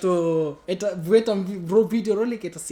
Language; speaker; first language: Russian; non-native, learner; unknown